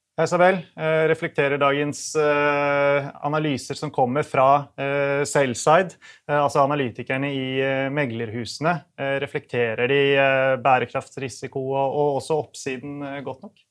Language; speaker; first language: Norwegian; native; Norwegian